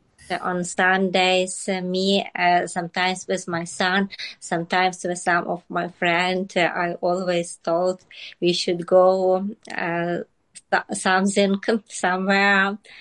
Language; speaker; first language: English; non-native, learner; Ukrainian